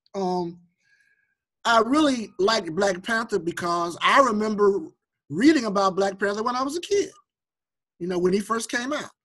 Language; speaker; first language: English; native; English